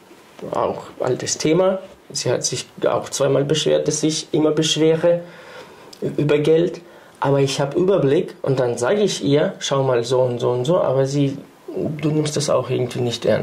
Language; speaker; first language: German; non-native, fluent; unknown